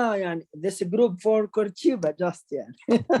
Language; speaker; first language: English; non-native, learner; Arabic